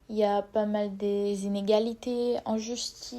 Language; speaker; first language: French; non-native, fluent; Russian